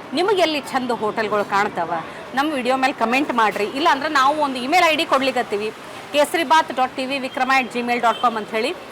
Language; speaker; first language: Kannada; native; Kannada